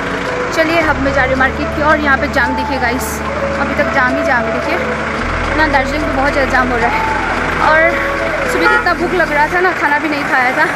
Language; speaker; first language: Hindi; non-native, local second language; Nepali